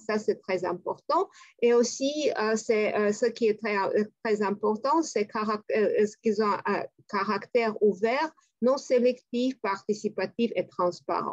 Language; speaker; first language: French; non-native, fluent; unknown